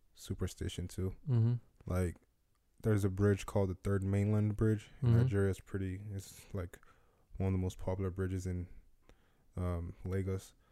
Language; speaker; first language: English; non-native, local second language; Yoruba